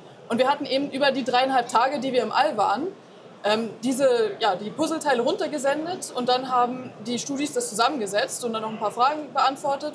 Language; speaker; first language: German; native; German